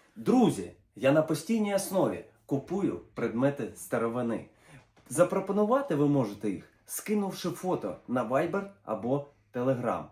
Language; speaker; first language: Ukrainian; native; Ukrainian